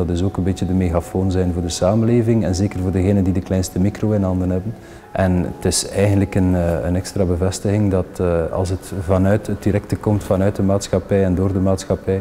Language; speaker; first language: Dutch; native; Dutch